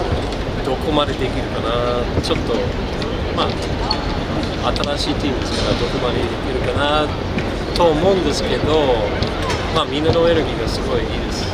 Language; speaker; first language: Japanese; non-native, fluent; English